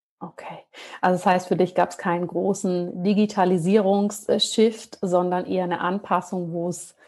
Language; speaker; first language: German; native; German